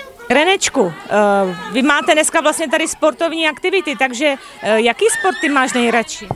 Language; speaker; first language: Czech; native; Czech